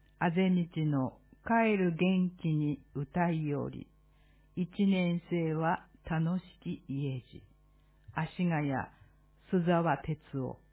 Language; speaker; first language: Japanese; native; Japanese